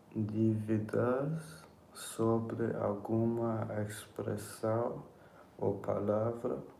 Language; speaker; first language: Portuguese; non-native, learner; English